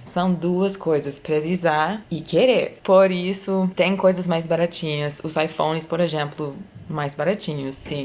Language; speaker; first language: Portuguese; non-native, fluent; English